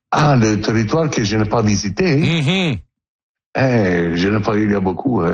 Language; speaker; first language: French; non-native, learner; Italian